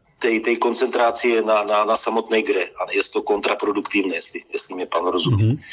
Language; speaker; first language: Polish; non-native, learner; Czech